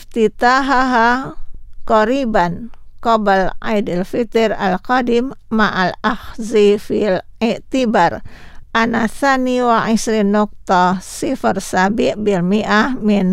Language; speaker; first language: Arabic; non-native, fluent; Indonesian